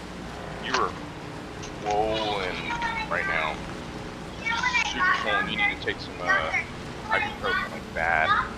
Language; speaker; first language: English; native; English